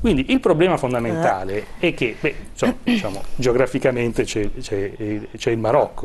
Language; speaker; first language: Italian; native; Italian